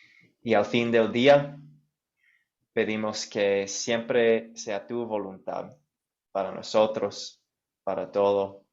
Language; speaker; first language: Spanish; non-native, fluent; English